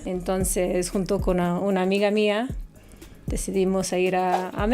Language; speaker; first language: Spanish; non-native, fluent; English